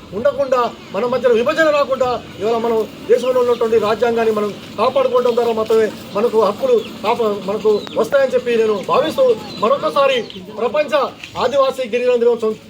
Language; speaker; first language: Telugu; non-native, local second language; Lambadi